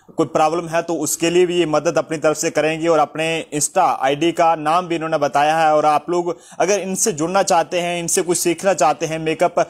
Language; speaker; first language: Hindi; native; Hindi